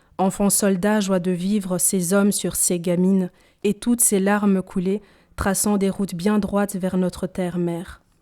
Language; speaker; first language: French; early bilingual, other home language; Swahili